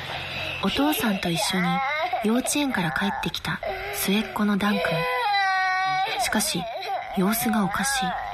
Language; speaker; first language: Japanese; native; Japanese